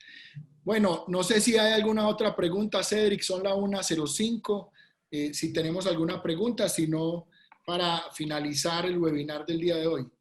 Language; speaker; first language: Spanish; native; Spanish